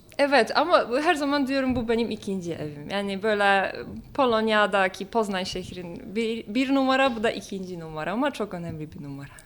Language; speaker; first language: Turkish; non-native, fluent; Polish